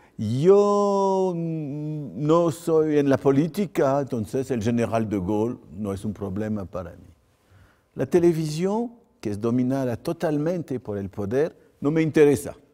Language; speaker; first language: Spanish; non-native, fluent; French